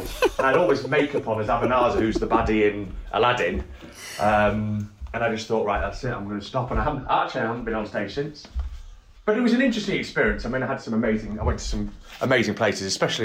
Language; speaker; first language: English; native; English